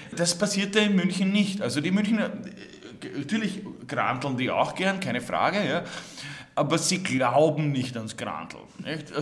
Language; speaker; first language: German; native; German